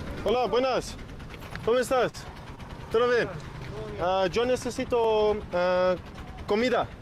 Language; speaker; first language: Spanish; non-native, learner; English